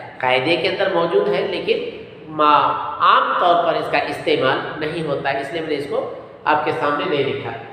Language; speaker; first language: Urdu; native; Urdu